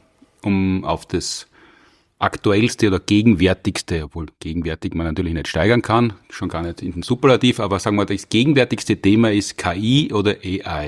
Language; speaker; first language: German; native; German